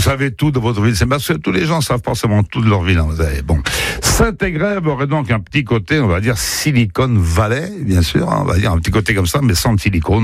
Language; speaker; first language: French; native; French